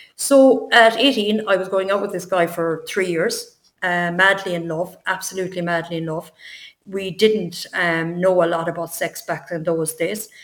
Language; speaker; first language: English; native; English